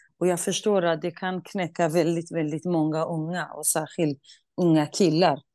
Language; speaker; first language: Swedish; non-native, fluent; Kurdish